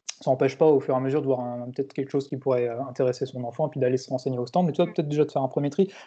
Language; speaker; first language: French; native; French